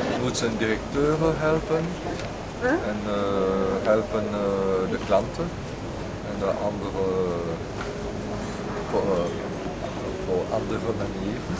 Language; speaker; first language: Dutch; non-native, learner; French